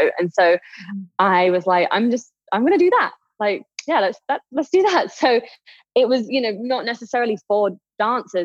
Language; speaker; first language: English; native; English